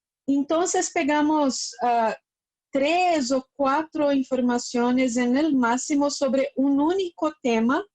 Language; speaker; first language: Spanish; non-native, fluent; Portuguese